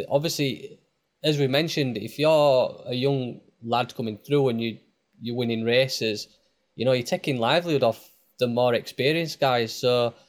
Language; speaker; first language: English; native; English